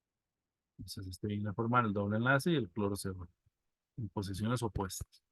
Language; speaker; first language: Spanish; native; Spanish